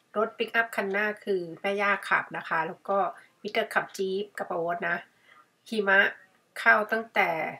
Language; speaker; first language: Thai; native; Thai